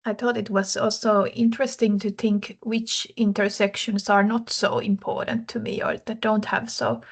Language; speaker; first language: English; non-native, fluent; Finnish